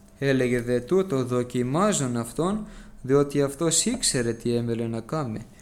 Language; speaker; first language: Greek; early bilingual, heritage; Greek